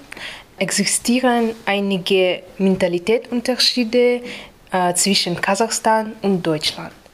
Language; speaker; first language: German; non-native, learner; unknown